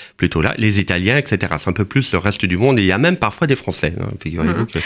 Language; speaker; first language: French; native; French